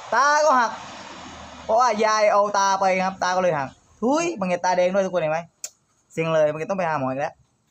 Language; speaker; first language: Thai; native; Thai